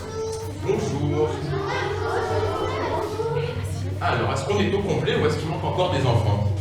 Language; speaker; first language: French; native; French